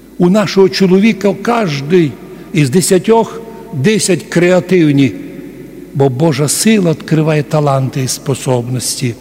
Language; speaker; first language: Ukrainian; native; Ukrainian